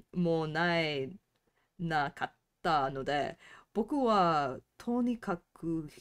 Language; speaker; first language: Japanese; non-native, learner; English